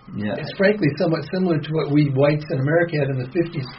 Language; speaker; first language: English; native; English